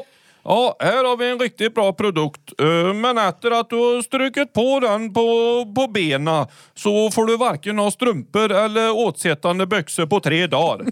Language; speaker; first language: Swedish; native; Swedish